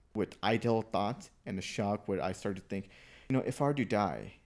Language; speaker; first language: English; early bilingual, other home language; Burmese